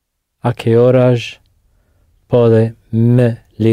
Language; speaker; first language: Portuguese; non-native, learner; English